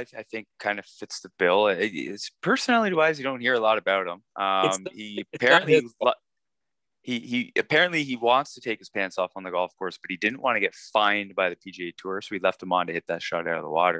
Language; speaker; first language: English; native; English